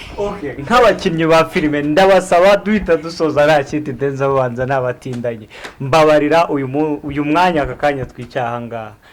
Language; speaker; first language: Kinyarwanda; native; Kinyarwanda